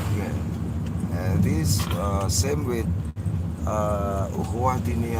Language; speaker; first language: English; non-native, learner; Indonesian